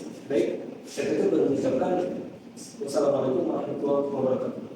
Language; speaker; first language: Indonesian; native; Indonesian